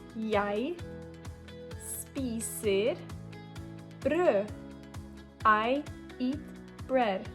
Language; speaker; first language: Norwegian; non-native, learner; English